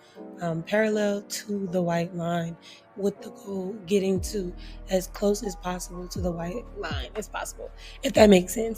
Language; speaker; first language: English; native; English